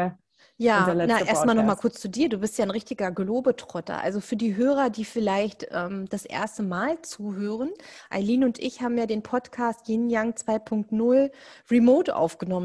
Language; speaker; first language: German; native; German